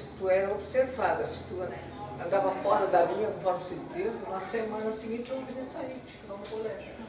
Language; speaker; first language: Portuguese; non-native, local second language; German